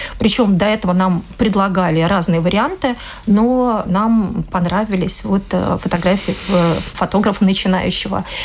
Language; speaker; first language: Russian; native; Russian